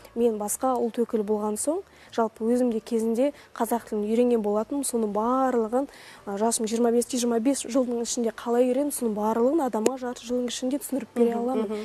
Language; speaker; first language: Kazakh; non-native, local second language; Russian